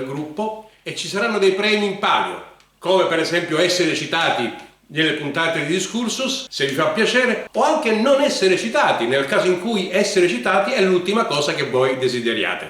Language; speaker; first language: Italian; native; Italian